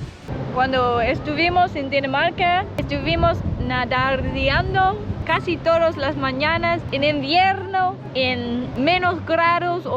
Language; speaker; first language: Spanish; non-native, learner; English